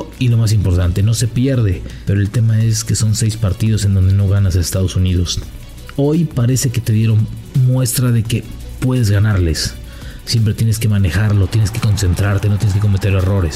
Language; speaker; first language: Spanish; native; Spanish